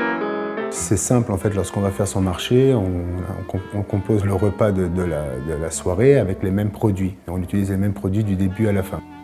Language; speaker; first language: French; native; French